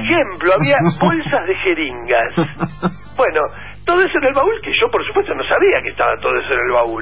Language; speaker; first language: Spanish; native; Spanish